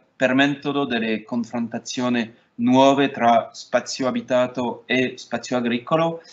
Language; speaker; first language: Italian; non-native, fluent; French